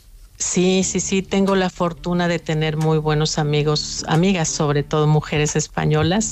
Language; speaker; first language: Spanish; native; Spanish